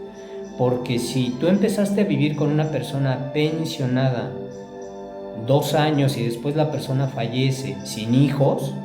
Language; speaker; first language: Spanish; native; Spanish